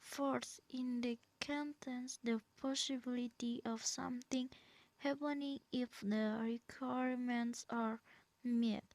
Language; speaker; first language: English; non-native, learner; Indonesian